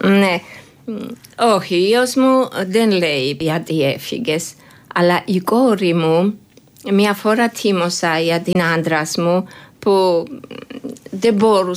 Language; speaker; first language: Greek; non-native, learner; Georgian